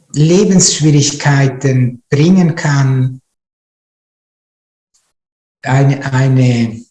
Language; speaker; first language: German; non-native, fluent; Italian